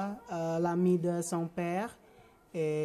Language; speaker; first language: French; non-native, learner; Indonesian